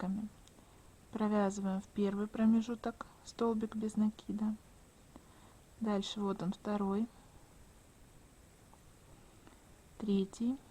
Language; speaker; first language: Russian; native; Russian